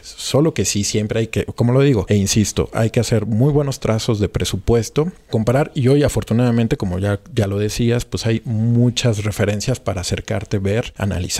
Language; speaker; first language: Spanish; native; Spanish